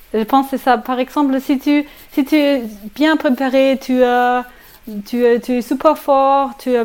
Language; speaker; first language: French; non-native, learner; German